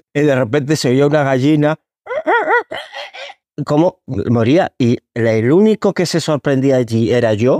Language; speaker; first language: Spanish; native; Spanish